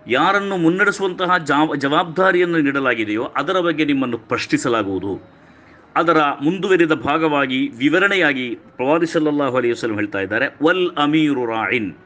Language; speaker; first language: Kannada; non-native, local second language; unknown